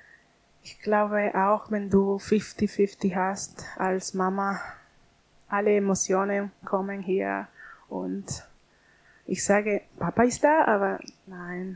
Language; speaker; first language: German; non-native, learner; Spanish